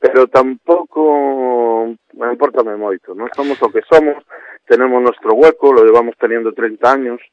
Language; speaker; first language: Spanish; non-native, local second language; Galician